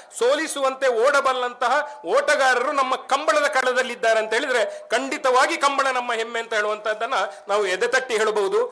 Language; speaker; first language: Kannada; non-native, local second language; Tulu